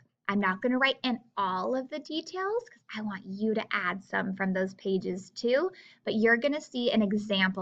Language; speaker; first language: English; native; English